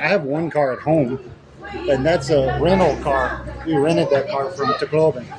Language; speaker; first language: English; native; English